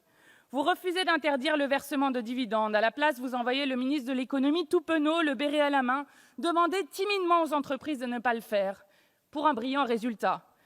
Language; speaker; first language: French; native; French